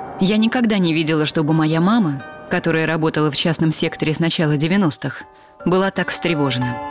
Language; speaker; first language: Russian; native; Russian